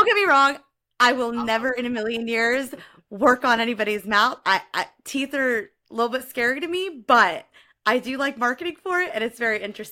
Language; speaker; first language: English; native; English